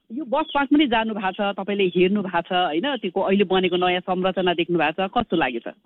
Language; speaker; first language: Nepali; native; Nepali